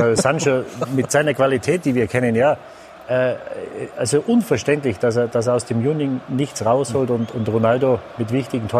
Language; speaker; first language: German; native; German